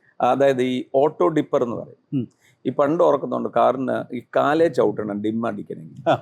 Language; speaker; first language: Malayalam; early bilingual, other home language; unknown